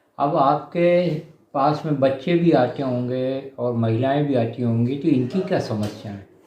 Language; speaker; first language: Hindi; native; Hindi